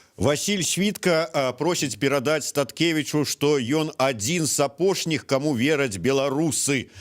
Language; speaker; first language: Belarusian; native; Belarusian